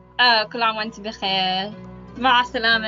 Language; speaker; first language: Arabic; non-native, learner; English